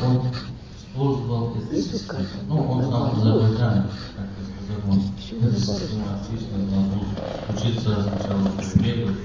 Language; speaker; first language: Russian; non-native, learner; Persian